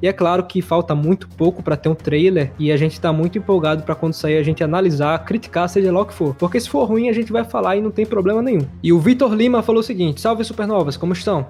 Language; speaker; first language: Portuguese; native; Portuguese